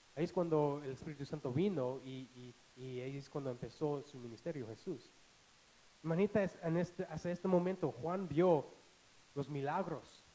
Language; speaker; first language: Spanish; non-native, fluent; English